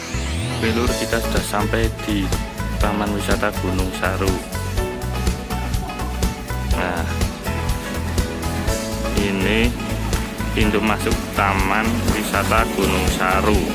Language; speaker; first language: Indonesian; non-native, local second language; Javanese